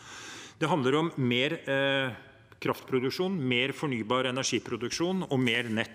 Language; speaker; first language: Norwegian; native; Norwegian